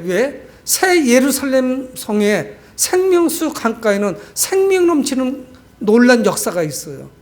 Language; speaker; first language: Korean; native; Korean